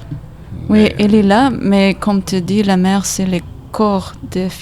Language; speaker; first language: French; non-native, learner; English